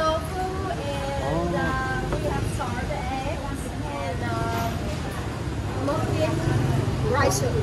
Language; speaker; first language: English; non-native, learner; Vietnamese